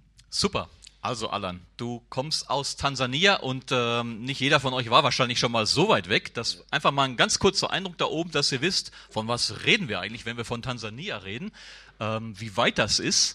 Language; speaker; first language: German; native; German